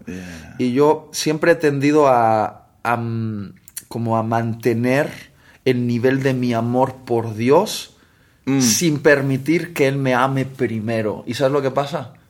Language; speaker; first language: Spanish; native; Spanish